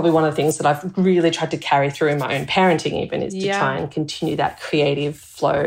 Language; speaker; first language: English; native; English